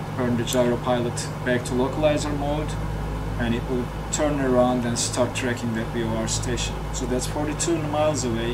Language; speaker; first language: English; non-native, fluent; Turkish